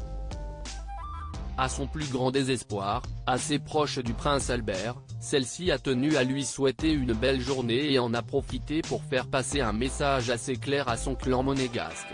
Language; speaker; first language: French; native; French